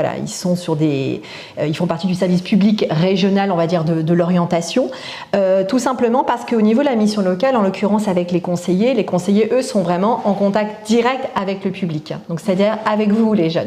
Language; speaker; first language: French; native; French